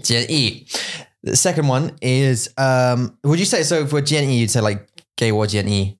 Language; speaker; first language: English; native; English